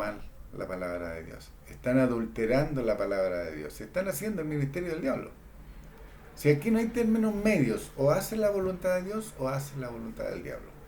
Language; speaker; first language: Spanish; native; Spanish